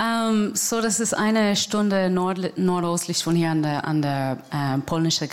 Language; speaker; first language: German; non-native, fluent; English